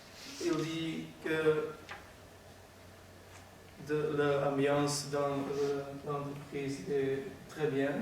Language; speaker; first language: French; non-native, learner; Dutch